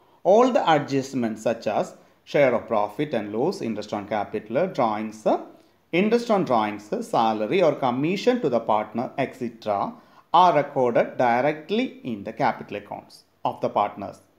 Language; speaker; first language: English; non-native, local second language; Malayalam